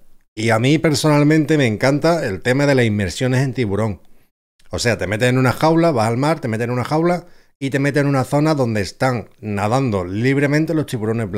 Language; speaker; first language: Spanish; native; Spanish